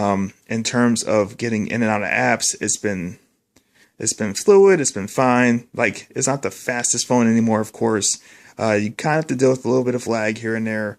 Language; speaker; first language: English; native; English